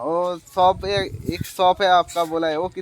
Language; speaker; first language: Hindi; non-native, local second language; Odia